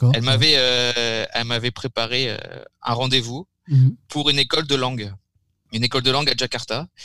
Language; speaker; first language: French; native; French